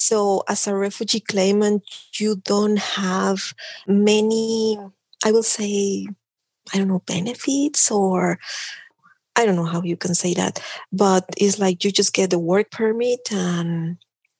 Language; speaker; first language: English; non-native, fluent; Spanish